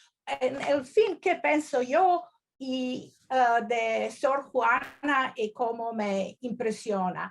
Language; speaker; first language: Spanish; non-native, learner; Croatian